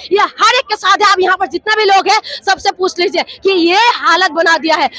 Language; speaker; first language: Hindi; non-native, local second language; Assamese